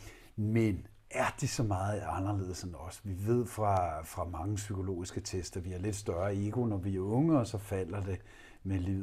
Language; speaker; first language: Danish; native; Danish